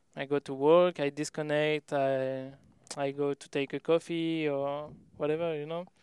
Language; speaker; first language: English; non-native, learner; French